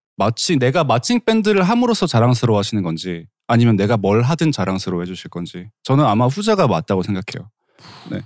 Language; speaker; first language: Korean; native; Korean